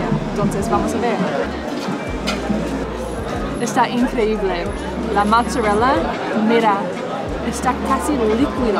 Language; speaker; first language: Spanish; non-native, fluent; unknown